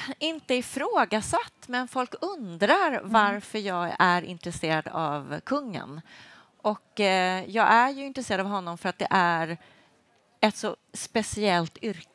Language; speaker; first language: Swedish; native; Swedish